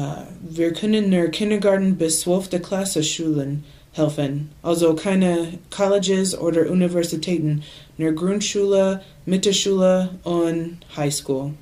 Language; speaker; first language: German; non-native, learner; English